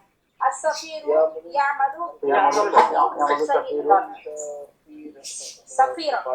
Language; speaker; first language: Arabic; non-native, learner; Urdu